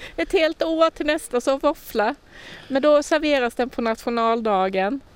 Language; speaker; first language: Swedish; native; Swedish